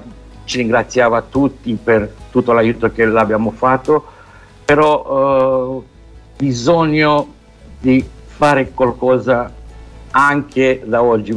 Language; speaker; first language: Italian; non-native, fluent; Romanian